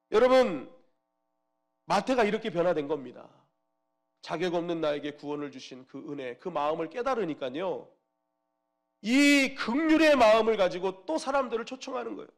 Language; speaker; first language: Korean; native; Korean